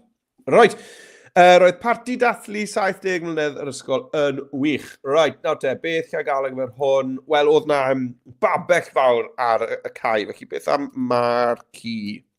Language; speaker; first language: Welsh; native; Welsh